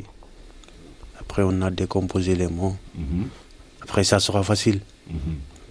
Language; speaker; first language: French; non-native, learner; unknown